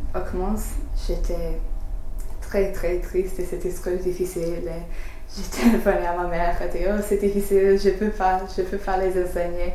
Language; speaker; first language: French; non-native, learner; English